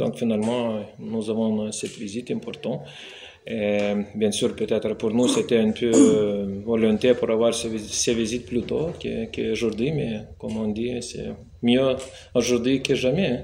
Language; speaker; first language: French; non-native, fluent; Lithuanian